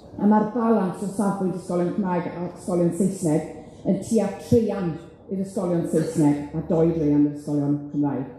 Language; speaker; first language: Welsh; native; Welsh